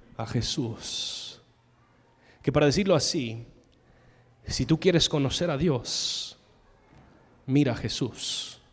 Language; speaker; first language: Spanish; non-native, fluent; English